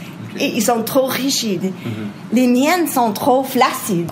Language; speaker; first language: French; non-native, local second language; English